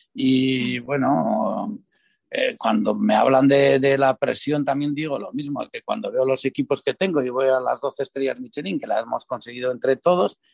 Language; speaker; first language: Spanish; native; Spanish